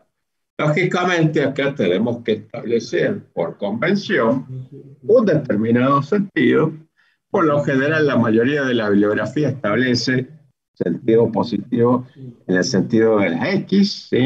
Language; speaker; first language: Spanish; native; Spanish